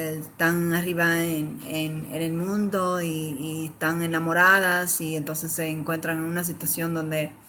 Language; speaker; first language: Spanish; early bilingual, other home language; English